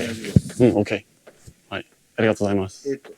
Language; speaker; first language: Japanese; non-native, learner; English